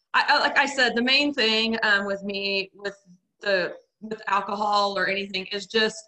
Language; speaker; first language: English; native; English